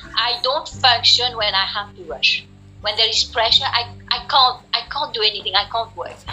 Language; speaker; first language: English; non-native, fluent; French